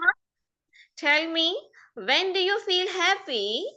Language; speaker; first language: English; non-native, fluent; Urdu